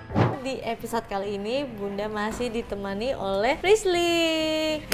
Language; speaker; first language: Indonesian; native; Indonesian